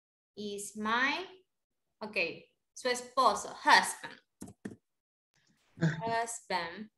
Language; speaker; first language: Spanish; non-native, learner; English